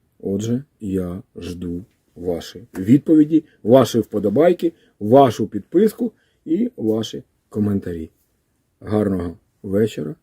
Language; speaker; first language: Ukrainian; native; Ukrainian